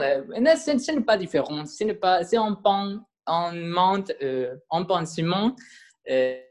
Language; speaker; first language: French; non-native, learner; Spanish